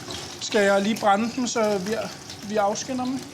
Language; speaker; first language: Danish; native; Danish